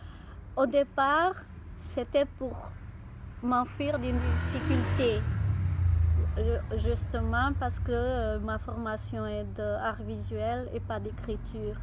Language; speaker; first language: French; non-native, fluent; Portuguese